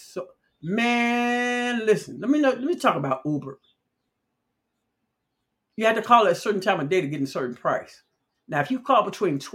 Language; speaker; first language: English; native; English